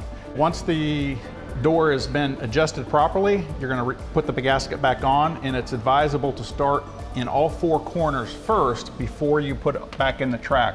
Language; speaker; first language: English; native; English